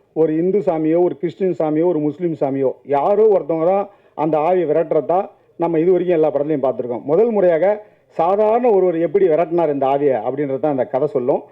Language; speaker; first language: Tamil; native; Tamil